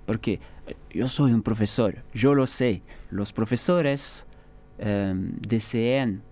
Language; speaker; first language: Spanish; non-native, fluent; French